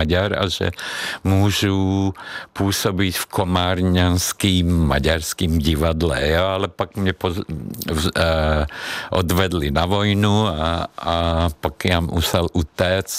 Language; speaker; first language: Czech; non-native, fluent; Hungarian